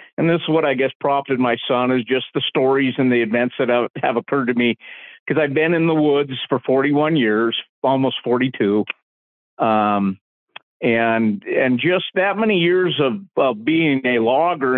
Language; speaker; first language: English; native; English